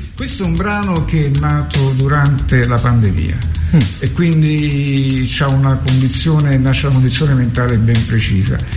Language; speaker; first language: Italian; native; Italian